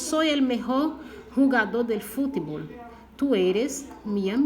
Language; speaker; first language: Spanish; non-native, fluent; Portuguese